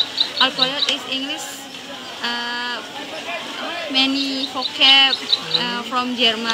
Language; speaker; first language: English; non-native, learner; Indonesian